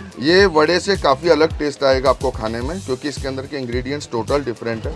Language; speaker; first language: Hindi; non-native, local second language; Telugu